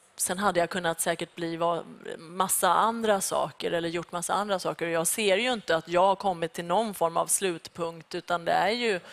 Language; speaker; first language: Swedish; early bilingual, other home language; Persian